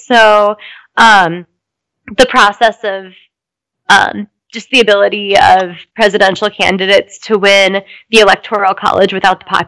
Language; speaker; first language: English; native; English